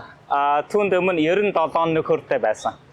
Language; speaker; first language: Mongolian; non-native, learner; Vietnamese